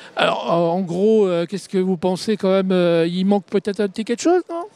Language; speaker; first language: French; native; French